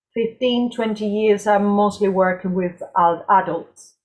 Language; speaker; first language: English; non-native, fluent; Spanish